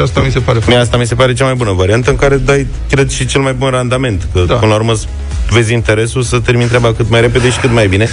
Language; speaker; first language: Romanian; native; Romanian